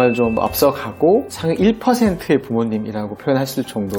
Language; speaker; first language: Korean; native; Korean